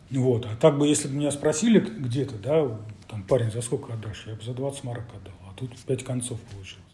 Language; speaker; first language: Russian; native; Russian